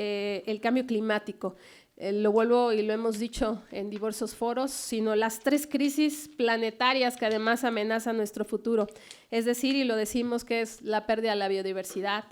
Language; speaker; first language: Spanish; native; Spanish